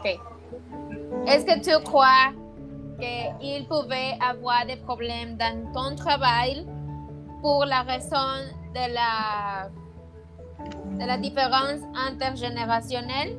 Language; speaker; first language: French; non-native, learner; Spanish